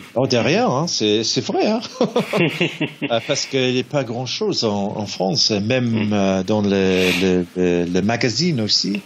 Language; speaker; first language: French; non-native, learner; English